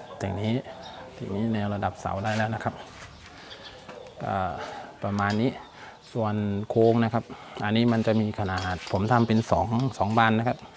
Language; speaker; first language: Thai; native; Thai